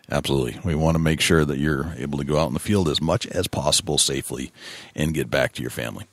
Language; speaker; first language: English; native; English